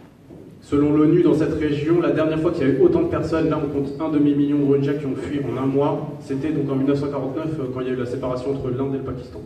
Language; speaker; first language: French; native; French